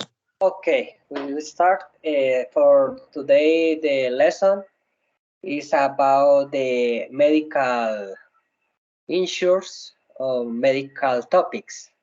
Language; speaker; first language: English; non-native, learner; Spanish